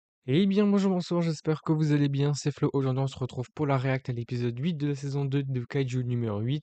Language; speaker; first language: French; native; French